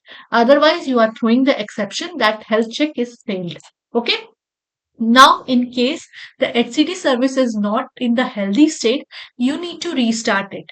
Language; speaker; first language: English; non-native, local second language; Hindi